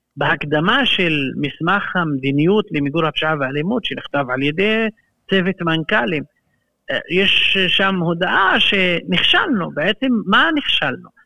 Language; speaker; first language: Hebrew; non-native, local second language; Arabic